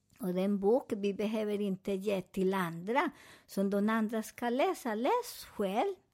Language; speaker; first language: Swedish; non-native, fluent; Spanish